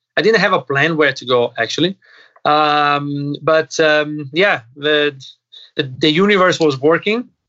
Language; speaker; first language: English; non-native, fluent; Italian